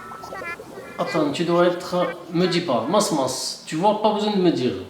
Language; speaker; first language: French; native; French